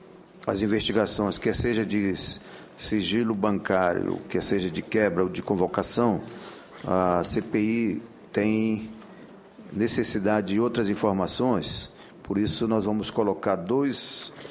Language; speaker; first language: Portuguese; native; Portuguese